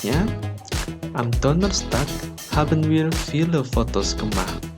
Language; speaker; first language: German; non-native, learner; Indonesian